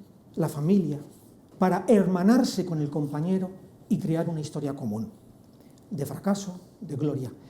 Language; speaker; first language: Spanish; native; Spanish